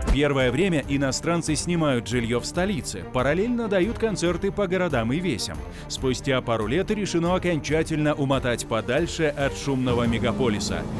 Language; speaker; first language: Russian; native; Russian